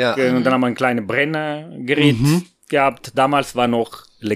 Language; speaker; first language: German; non-native, fluent; Italian